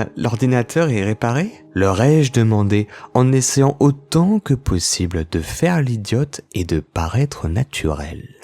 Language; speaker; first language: French; native; French